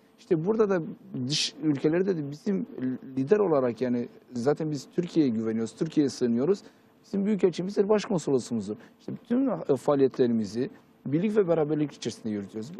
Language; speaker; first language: Turkish; early bilingual, heritage; Turkish